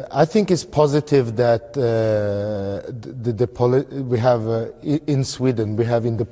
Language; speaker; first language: English; non-native, fluent; Armenian